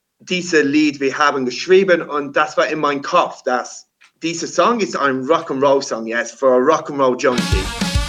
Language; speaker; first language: German; non-native, learner; English